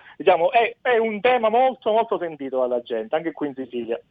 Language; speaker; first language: Italian; native; Italian